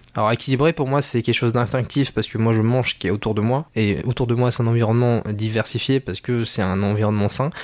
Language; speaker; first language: French; native; French